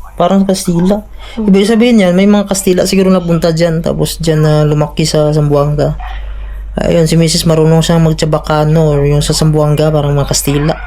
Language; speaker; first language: Filipino; non-native, local second language; Cebuano